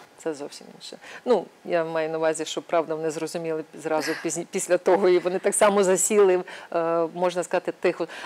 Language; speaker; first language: Ukrainian; native; Ukrainian